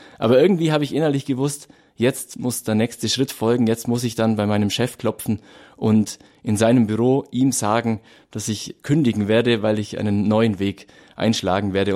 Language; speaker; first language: German; native; German